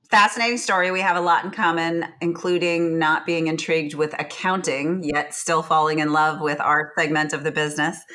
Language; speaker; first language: English; native; English